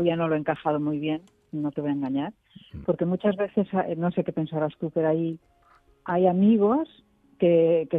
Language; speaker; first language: Spanish; native; Spanish